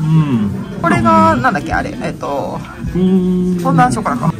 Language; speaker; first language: Japanese; native; Japanese